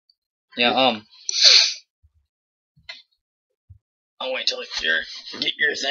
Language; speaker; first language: English; native; English